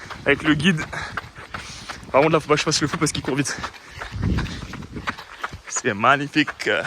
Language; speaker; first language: French; native; French